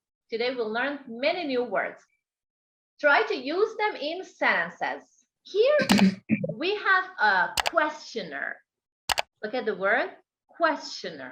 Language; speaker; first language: English; non-native, fluent; Persian